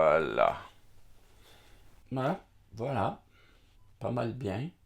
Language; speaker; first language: French; native; French